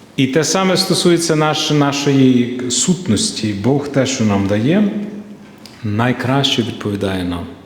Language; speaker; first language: Ukrainian; native; Ukrainian